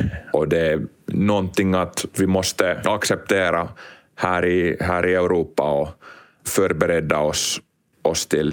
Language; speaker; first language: Swedish; non-native, local second language; Finnish